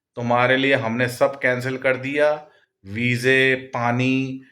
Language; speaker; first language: Hindi; non-native, local second language; Punjabi